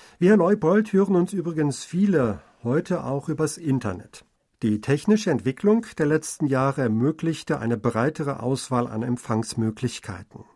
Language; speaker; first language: German; native; German